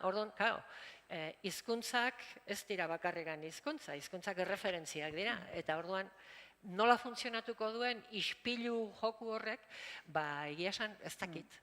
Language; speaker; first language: Basque; native; Basque